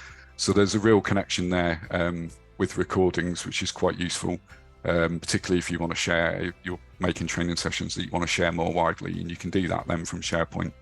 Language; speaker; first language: English; native; English